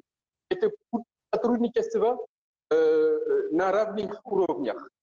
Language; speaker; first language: Russian; non-native, fluent; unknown